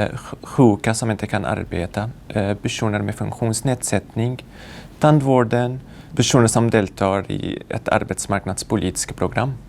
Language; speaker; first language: Swedish; non-native, fluent; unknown